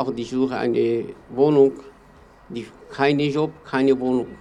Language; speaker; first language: German; non-native, learner; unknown